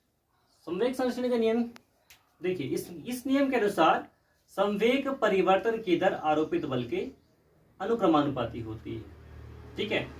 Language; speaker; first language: Hindi; native; Hindi